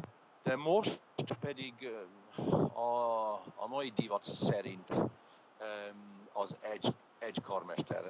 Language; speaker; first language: Hungarian; non-native, learner; English